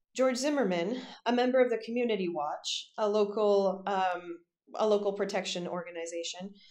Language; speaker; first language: English; native; English